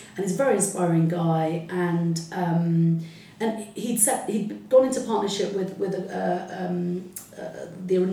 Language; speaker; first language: English; early bilingual, other home language; Arabic